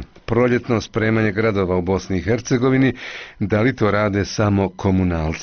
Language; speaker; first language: Croatian; native; Croatian